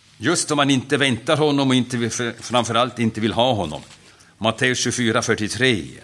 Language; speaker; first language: Swedish; non-native, fluent; German